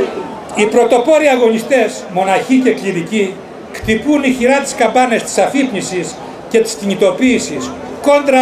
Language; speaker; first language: Greek; native; Greek